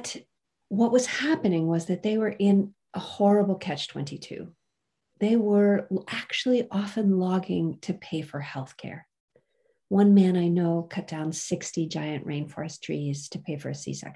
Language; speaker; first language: English; native; English